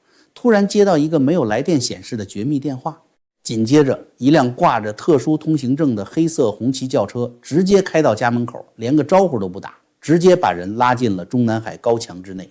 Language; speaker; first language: Chinese; native; Chinese